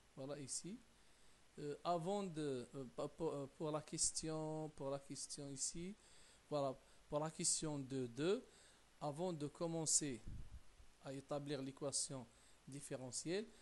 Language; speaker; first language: French; non-native, local second language; Arabic